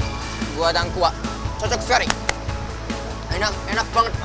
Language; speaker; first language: Indonesian; non-native, learner; Japanese